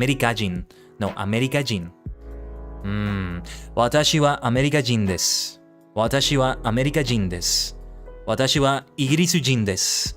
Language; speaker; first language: Japanese; non-native, learner; English